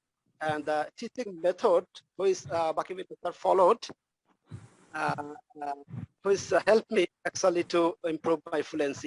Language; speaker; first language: English; non-native, learner; Bangla